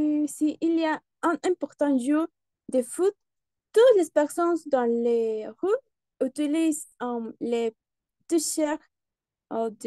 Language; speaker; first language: French; non-native, learner; Spanish